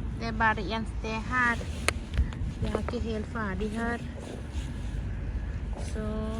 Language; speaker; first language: Swedish; non-native, learner; Thai